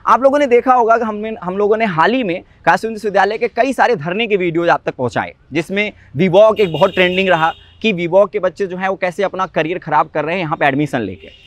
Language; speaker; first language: Hindi; native; Hindi